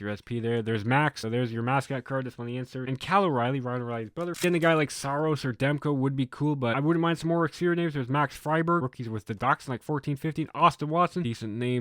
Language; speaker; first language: English; native; English